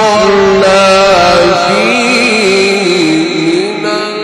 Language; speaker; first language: Arabic; native; Arabic